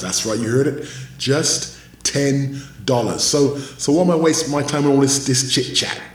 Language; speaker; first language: English; native; English